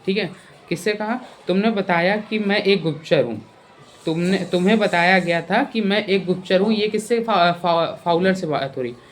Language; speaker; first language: Hindi; native; Hindi